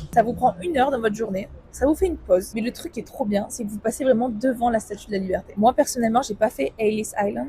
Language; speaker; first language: French; native; French